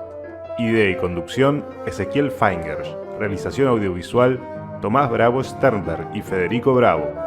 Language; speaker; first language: Spanish; native; Spanish